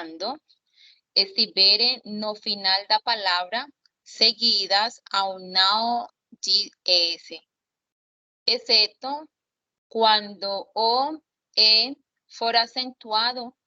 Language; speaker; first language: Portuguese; non-native, learner; Spanish